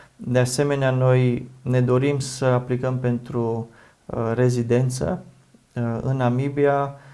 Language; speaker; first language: Romanian; native; Romanian